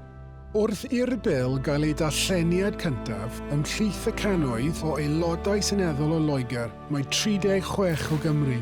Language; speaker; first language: Welsh; non-native, local second language; English